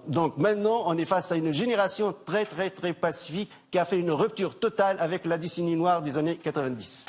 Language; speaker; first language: French; non-native, local second language; Arabic